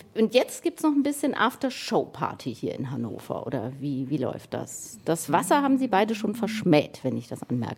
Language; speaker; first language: German; native; German